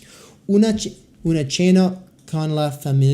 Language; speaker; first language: Spanish; non-native, learner; English